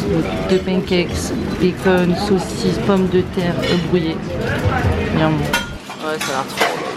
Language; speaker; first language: French; native; French